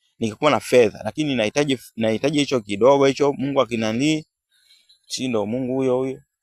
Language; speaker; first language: Swahili; native; Swahili